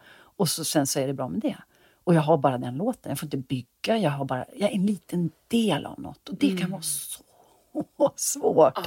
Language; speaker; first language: Swedish; native; Swedish